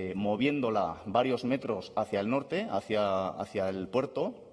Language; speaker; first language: Spanish; native; Spanish